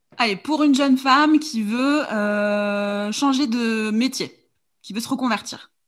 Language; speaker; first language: French; native; French